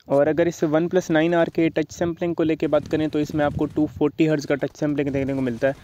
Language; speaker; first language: Urdu; native; Urdu